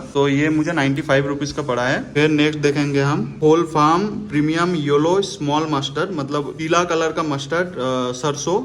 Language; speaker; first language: Hindi; non-native, local second language; Bangla